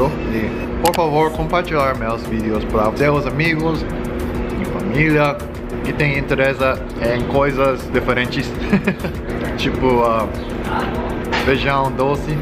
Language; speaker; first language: Portuguese; non-native, learner; Korean